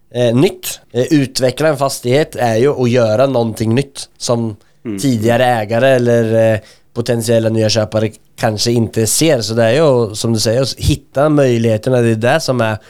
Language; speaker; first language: Swedish; native; Swedish